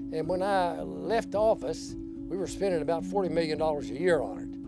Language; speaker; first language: English; native; English